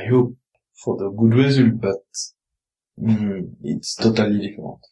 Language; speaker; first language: English; non-native, learner; French